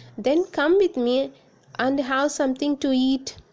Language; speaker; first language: English; non-native, local second language; Tamil